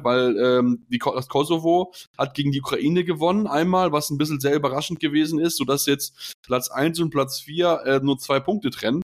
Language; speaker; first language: German; native; German